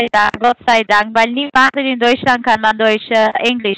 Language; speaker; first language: German; non-native, fluent; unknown